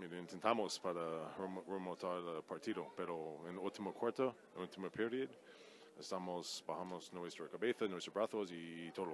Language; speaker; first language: Spanish; non-native, fluent; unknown